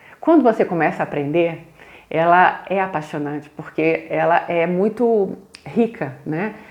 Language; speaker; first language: Portuguese; native; Portuguese